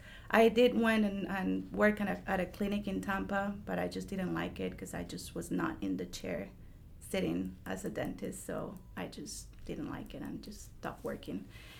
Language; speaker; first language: English; non-native, fluent; Spanish